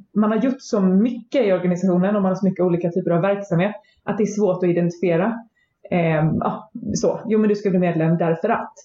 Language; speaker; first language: Swedish; native; Swedish